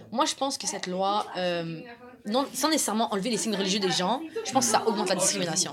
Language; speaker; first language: French; native; French